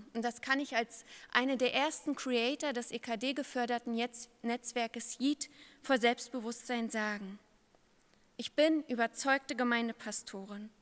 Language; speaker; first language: German; native; German